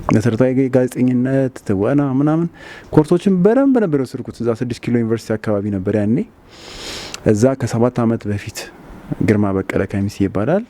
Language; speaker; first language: Amharic; native; Amharic